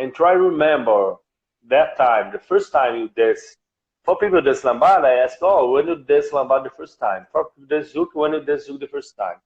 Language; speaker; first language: English; non-native, learner; Portuguese